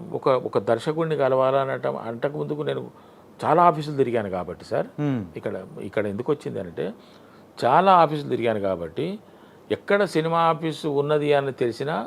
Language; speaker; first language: Telugu; native; Telugu